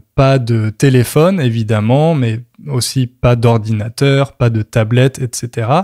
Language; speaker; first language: French; native; French